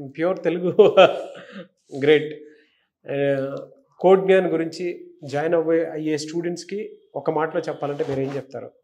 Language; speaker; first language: Telugu; native; Telugu